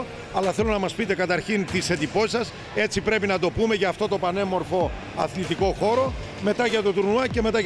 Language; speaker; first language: Greek; native; Greek